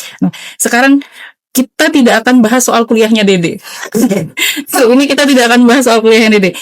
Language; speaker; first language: Indonesian; native; Indonesian